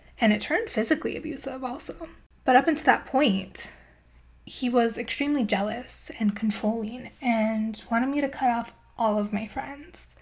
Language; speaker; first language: English; native; English